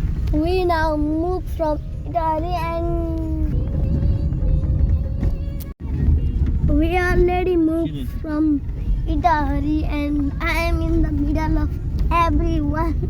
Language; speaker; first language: English; non-native, learner; Nepali